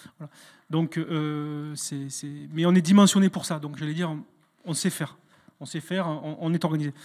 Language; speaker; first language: French; native; French